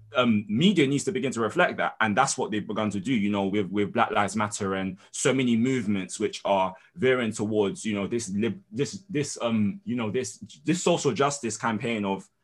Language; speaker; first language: English; native; English